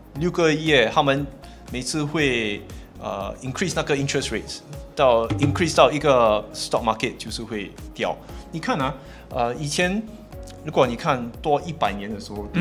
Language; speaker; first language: Chinese; non-native, local second language; English